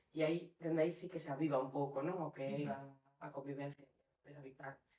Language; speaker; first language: Galician; non-native, local second language; Spanish